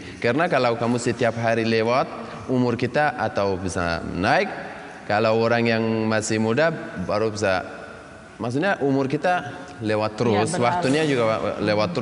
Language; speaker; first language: Indonesian; non-native, learner; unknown